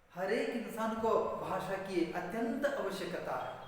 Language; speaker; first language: Hindi; non-native, local second language; Kannada